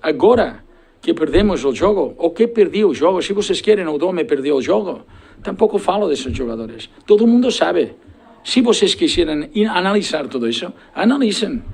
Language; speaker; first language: Portuguese; non-native, learner; Spanish